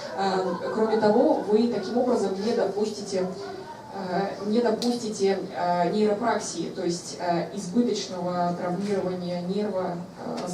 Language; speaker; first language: Russian; native; Russian